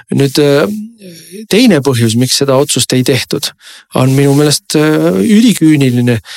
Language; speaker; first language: Estonian; native; Estonian